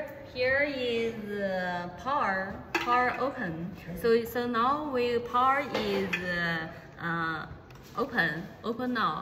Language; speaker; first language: English; non-native, learner; Chinese